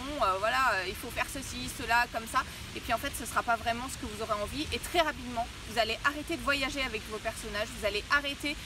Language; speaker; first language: French; native; French